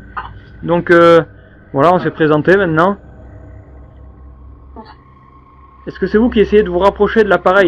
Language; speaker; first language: French; native; French